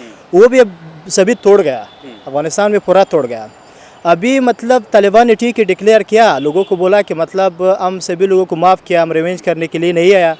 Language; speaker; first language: Hindi; non-native, fluent; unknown